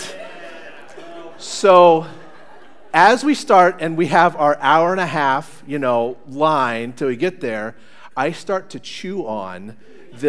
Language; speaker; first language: English; native; English